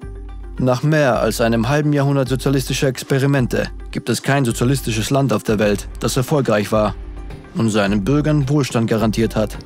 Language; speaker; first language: German; native; German